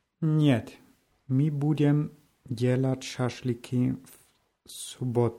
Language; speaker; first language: Russian; non-native, learner; German